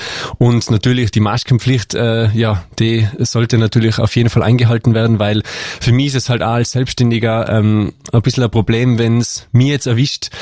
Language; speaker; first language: German; native; German